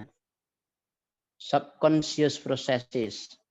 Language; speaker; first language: English; non-native, fluent; Indonesian